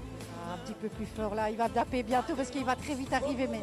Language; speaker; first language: French; native; French